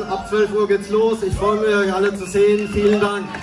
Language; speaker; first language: German; native; German